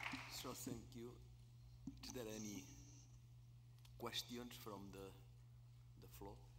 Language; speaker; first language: English; non-native, fluent; Spanish